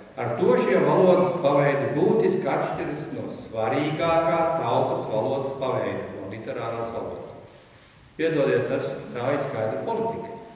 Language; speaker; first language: Latvian; native; Latvian